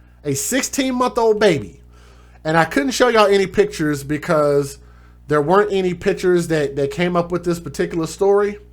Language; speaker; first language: English; native; English